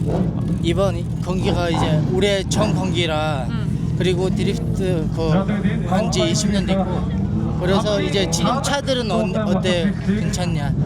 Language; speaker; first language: Korean; non-native, fluent; Mongolian